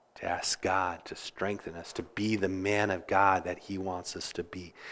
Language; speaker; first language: English; native; English